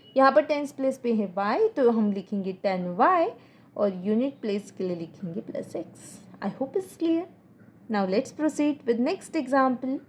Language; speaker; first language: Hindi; non-native, local second language; Marathi